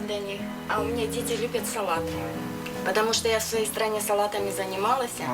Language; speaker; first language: Russian; native; Russian